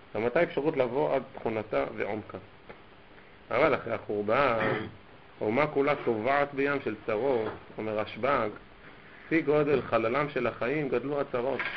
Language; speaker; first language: Hebrew; native; Hebrew